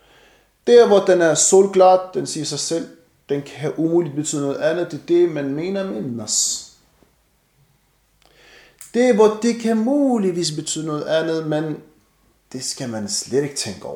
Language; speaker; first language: Danish; non-native, fluent; Arabic